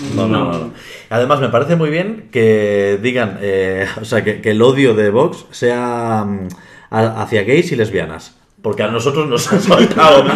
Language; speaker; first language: Spanish; native; Spanish